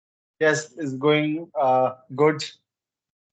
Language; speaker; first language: English; non-native, learner; Hindi